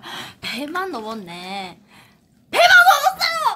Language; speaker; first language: Korean; non-native, learner; Chinese